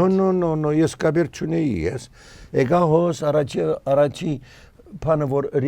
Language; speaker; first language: Armenian; early bilingual, heritage; Armenian